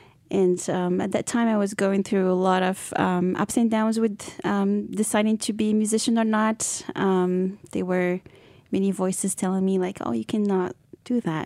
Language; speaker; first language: English; non-native, fluent; Arabic